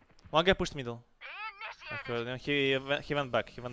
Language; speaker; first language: English; non-native, fluent; Russian